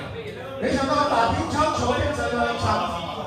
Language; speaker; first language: Chinese; native; Chinese